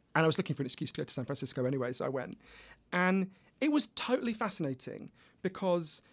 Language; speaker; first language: English; native; English